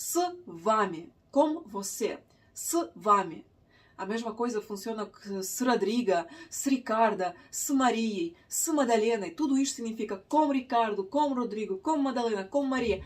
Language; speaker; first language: Portuguese; non-native, fluent; Russian